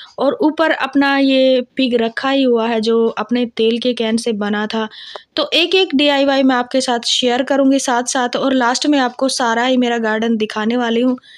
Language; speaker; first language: Hindi; native; Hindi